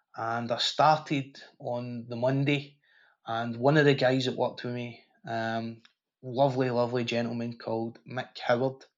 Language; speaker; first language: English; native; English